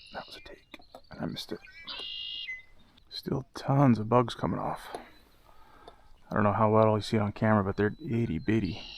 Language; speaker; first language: English; native; English